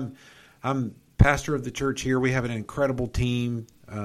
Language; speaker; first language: English; native; English